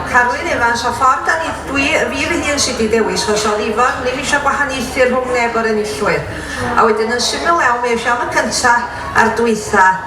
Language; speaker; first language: Welsh; native; Welsh